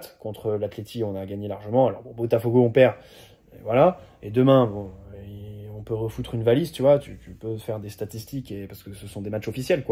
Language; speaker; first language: French; native; French